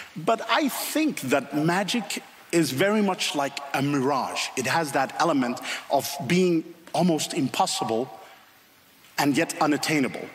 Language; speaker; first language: English; non-native, fluent; Finnish